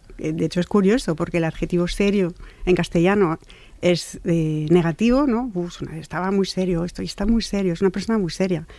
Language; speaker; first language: Spanish; non-native, fluent; French